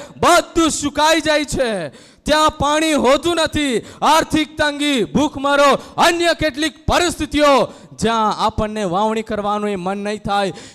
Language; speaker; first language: Gujarati; non-native, local second language; Gamit